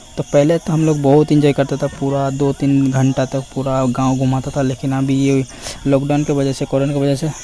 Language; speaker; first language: Hindi; non-native, local second language; Bangla